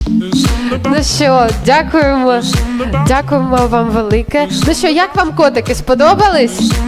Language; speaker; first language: Ukrainian; native; Ukrainian